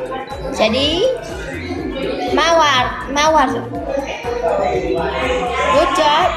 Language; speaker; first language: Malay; non-native, learner; Vietnamese